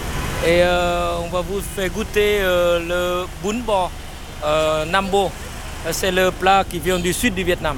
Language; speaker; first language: French; non-native, fluent; Vietnamese